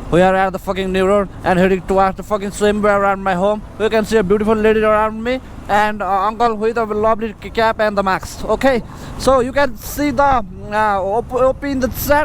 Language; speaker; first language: English; non-native, learner; Nepali